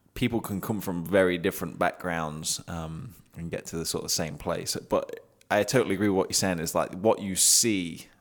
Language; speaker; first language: English; native; English